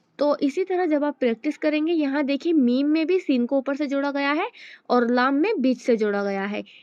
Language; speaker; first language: Hindi; native; Hindi